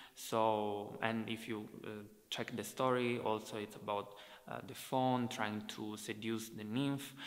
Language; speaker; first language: English; non-native, fluent; Italian